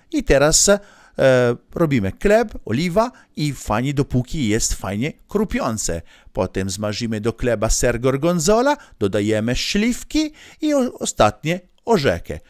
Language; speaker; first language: Polish; non-native, learner; Italian